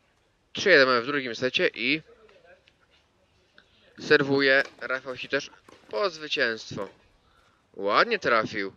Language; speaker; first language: Polish; native; Polish